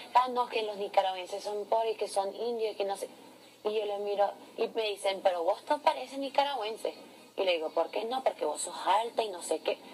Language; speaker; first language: Spanish; early bilingual, heritage; English